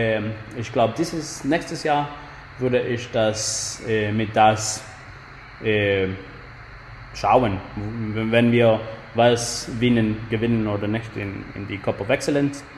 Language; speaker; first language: German; non-native, fluent; Spanish